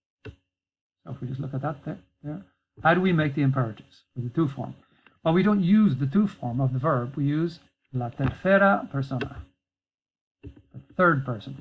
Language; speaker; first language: English; native; English